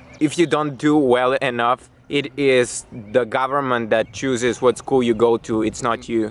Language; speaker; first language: English; non-native, fluent; Bulgarian